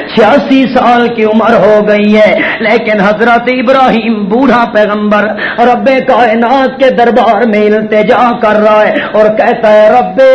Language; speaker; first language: Urdu; non-native, local second language; Punjabi